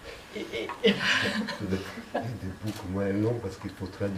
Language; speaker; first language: French; non-native, fluent; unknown